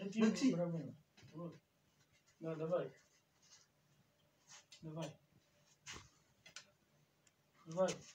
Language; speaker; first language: Russian; non-native, learner; Turkish